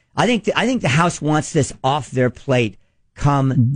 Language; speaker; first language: English; native; English